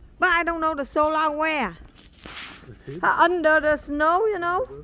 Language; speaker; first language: English; non-native, learner; Vietnamese